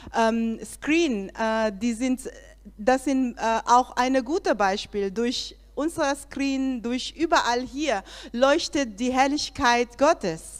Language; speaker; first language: German; non-native, learner; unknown